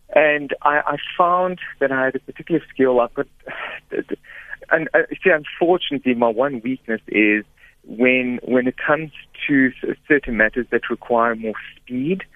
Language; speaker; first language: English; native; English